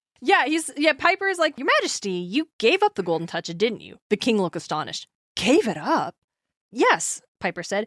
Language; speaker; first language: English; native; English